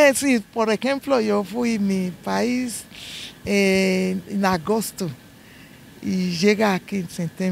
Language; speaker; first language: Spanish; non-native, learner; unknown